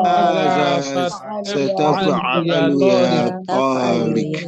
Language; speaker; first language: Arabic; non-native, learner; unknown